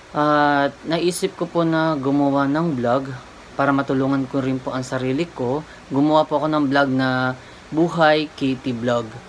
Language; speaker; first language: Filipino; native; Filipino